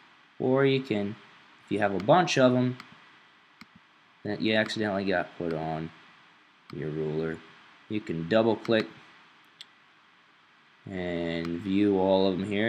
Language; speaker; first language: English; native; English